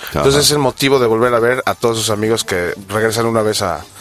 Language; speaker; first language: Spanish; native; Spanish